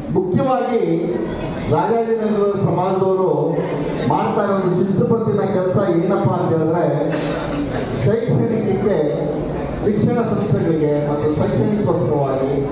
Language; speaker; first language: Kannada; non-native, local second language; Marathi